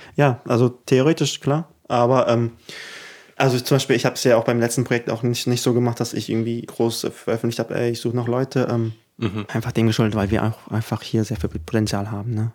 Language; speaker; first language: German; early bilingual, other home language; Ukrainian